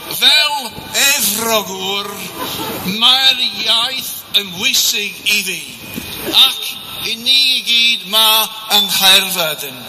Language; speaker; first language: Welsh; non-native, learner; English